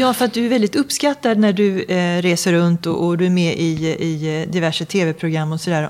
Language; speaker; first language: Swedish; native; Swedish